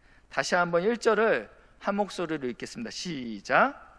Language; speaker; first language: Korean; native; Korean